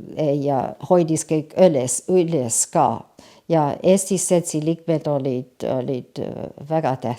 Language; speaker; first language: Estonian; early bilingual, heritage; Estonian